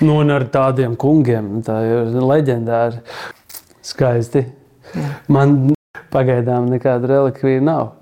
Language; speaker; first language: Latvian; native; Latvian